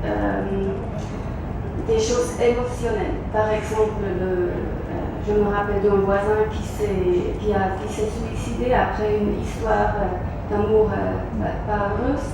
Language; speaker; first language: French; non-native, local second language; German